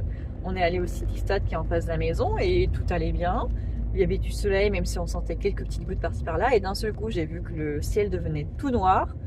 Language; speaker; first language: French; native; French